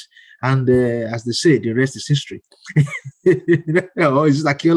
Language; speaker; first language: English; non-native, local second language; Yoruba